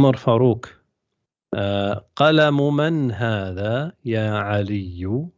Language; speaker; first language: Arabic; non-native, fluent; English